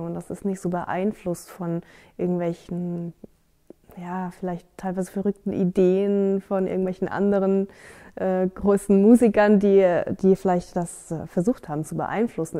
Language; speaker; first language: German; native; German